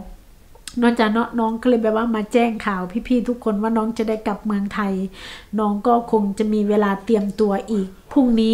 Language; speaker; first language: Thai; non-native, local second language; Lao